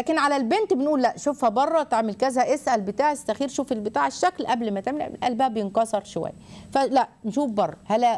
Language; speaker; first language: Arabic; native; Arabic